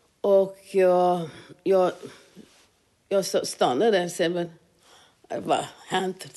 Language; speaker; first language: Swedish; non-native, fluent; English